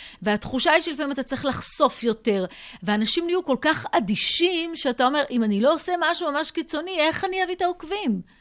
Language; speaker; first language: Hebrew; native; Hebrew